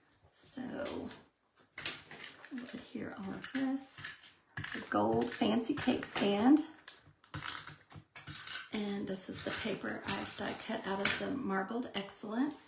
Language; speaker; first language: English; native; English